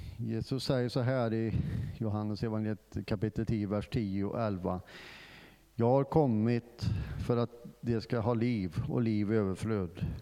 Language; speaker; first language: Swedish; non-native, fluent; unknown